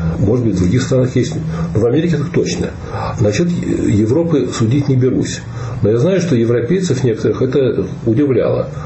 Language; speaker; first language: Russian; native; Russian